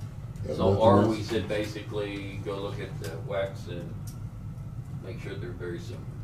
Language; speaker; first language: English; native; English